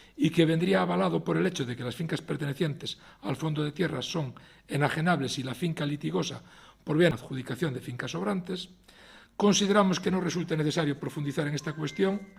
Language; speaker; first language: Spanish; native; Spanish